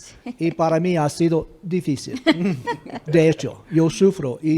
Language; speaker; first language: Spanish; non-native, fluent; English